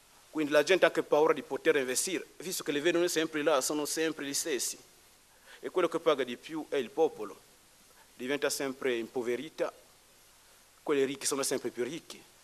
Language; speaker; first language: Italian; non-native, fluent; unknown